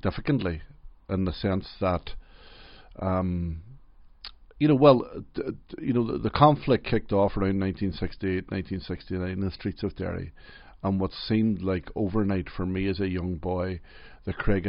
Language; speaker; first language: English; native; English